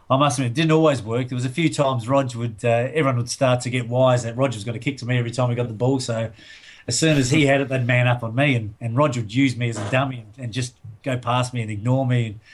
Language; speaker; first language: English; native; English